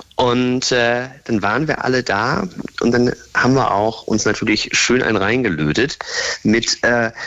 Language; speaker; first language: German; native; German